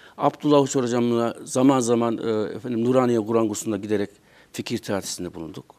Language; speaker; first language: Turkish; native; Turkish